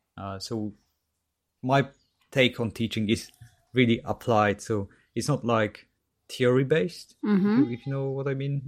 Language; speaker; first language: English; non-native, fluent; Polish